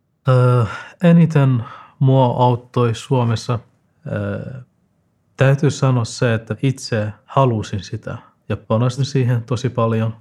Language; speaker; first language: Finnish; non-native, fluent; Persian